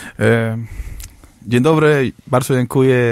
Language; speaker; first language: Polish; non-native, learner; Spanish